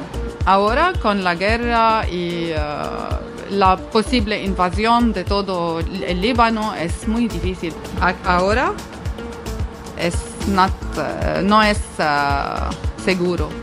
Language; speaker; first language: Spanish; non-native, fluent; Arabic